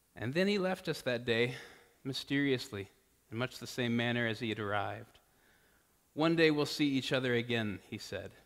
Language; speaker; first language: English; native; English